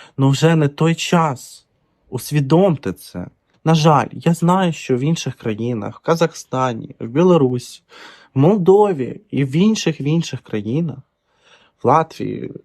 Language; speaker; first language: Ukrainian; non-native, local second language; Russian